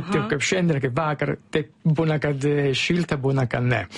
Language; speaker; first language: Lithuanian; non-native, learner; Italian